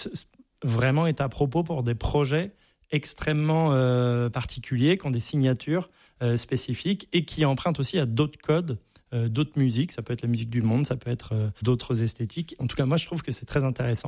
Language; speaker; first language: French; native; French